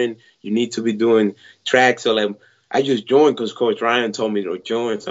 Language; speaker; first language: English; non-native, fluent; Spanish